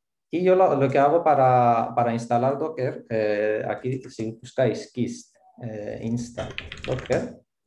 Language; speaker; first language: Spanish; non-native, fluent; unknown